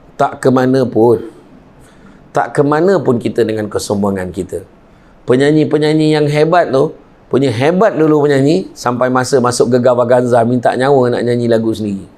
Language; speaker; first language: Malay; native; Malay